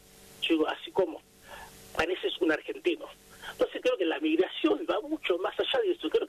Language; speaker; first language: Spanish; non-native, fluent; Haitian Creole